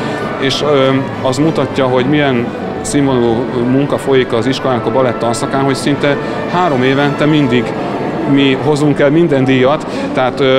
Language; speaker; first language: Hungarian; native; Hungarian